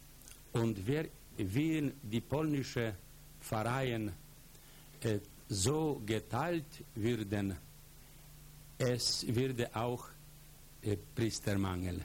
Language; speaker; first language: German; non-native, fluent; Polish